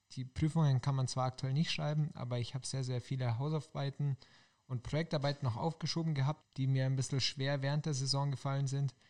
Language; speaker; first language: German; native; German